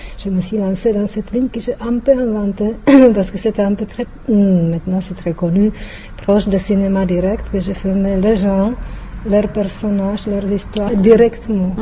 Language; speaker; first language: French; non-native, fluent; Czech